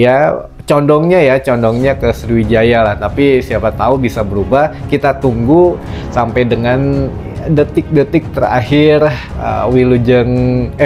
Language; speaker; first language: Indonesian; native; Indonesian